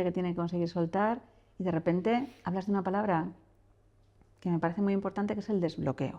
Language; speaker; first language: Spanish; native; Spanish